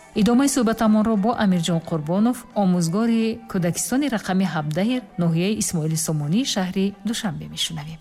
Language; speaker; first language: Persian; native; Persian